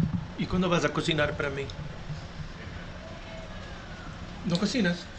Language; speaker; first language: Spanish; non-native, learner; English